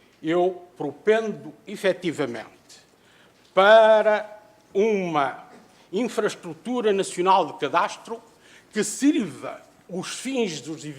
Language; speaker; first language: Portuguese; native; Portuguese